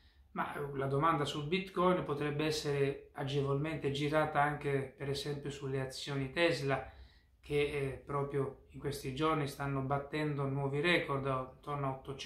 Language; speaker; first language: Italian; native; Italian